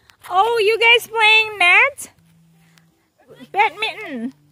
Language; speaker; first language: English; non-native, fluent; Indonesian